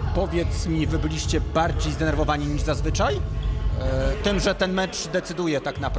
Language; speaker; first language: Polish; native; Polish